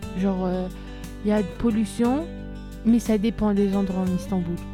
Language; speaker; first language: French; early bilingual, other home language; Turkish